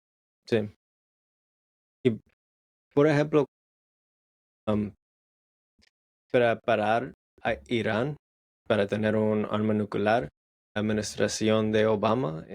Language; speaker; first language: Spanish; non-native, learner; English